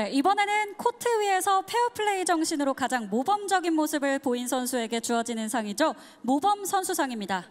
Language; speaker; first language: Korean; native; Korean